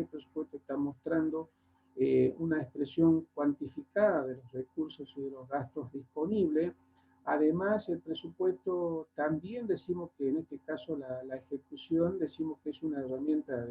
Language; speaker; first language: Spanish; native; Spanish